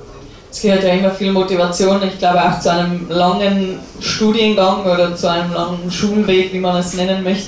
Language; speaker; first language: German; native; German